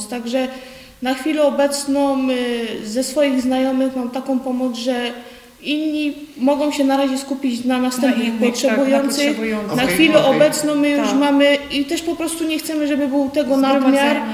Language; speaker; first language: Polish; non-native, fluent; Ukrainian